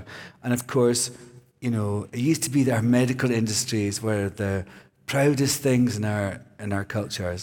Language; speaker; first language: English; native; English